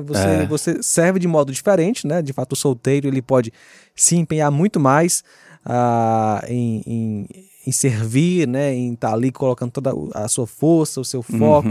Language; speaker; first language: Portuguese; native; Portuguese